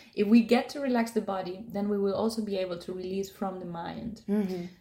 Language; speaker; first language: English; non-native, fluent; Spanish